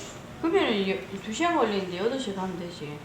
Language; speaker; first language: Korean; native; Korean